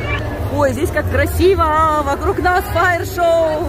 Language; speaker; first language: Russian; native; Russian